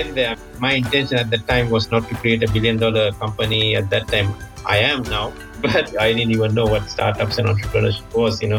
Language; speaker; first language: English; non-native, local second language; Tamil